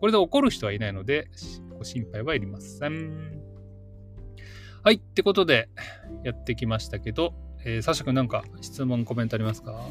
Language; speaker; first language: Japanese; native; Japanese